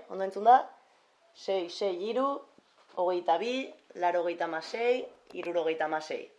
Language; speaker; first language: Basque; native; Basque